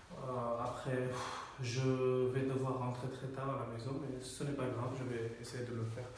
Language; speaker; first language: French; non-native, fluent; Bangla